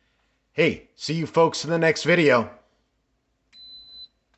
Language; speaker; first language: English; native; English